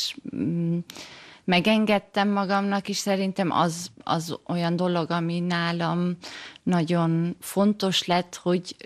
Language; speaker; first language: Hungarian; early bilingual, heritage; German